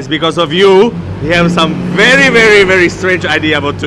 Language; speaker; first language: English; non-native, fluent; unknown